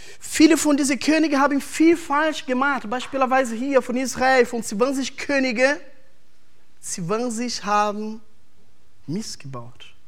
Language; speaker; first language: German; non-native, fluent; Portuguese